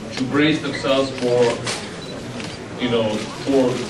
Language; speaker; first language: English; non-native, fluent; Georgian